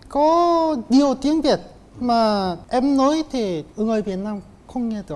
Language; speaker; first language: Vietnamese; non-native, learner; Korean